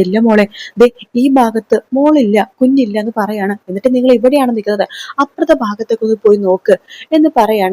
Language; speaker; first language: Malayalam; native; Malayalam